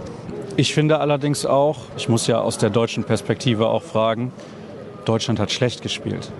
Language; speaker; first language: German; native; German